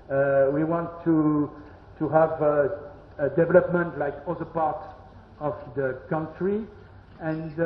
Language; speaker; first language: English; non-native, learner; French